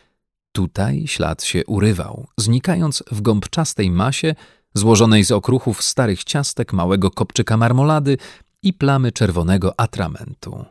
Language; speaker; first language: Polish; native; Polish